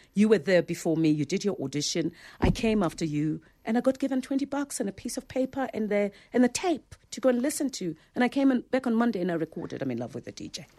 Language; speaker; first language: English; non-native, local second language; Zulu